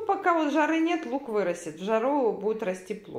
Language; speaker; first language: Russian; native; Russian